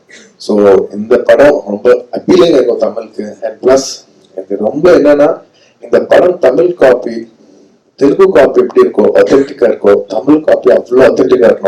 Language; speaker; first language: Tamil; non-native, local second language; Telugu